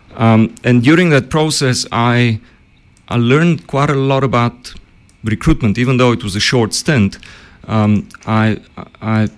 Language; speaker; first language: English; early bilingual, other home language; Bulgarian